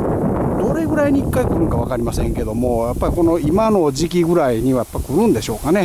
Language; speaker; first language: Japanese; native; Japanese